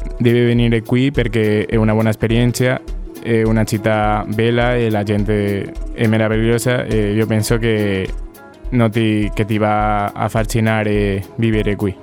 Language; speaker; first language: Italian; non-native, learner; Spanish